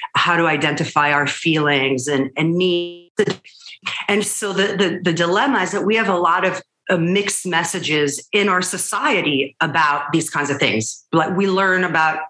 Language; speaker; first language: English; early bilingual, other home language; Hebrew